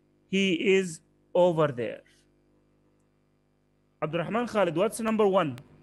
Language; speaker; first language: English; non-native, fluent; Arabic